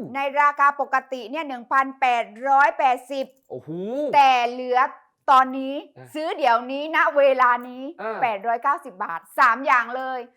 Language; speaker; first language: Thai; native; Thai